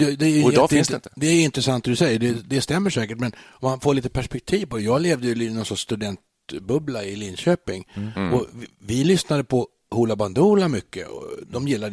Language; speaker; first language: Swedish; native; Swedish